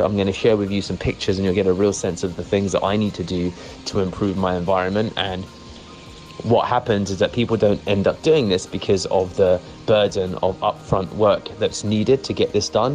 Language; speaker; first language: English; native; English